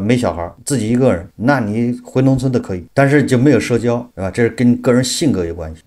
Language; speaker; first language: Chinese; native; Chinese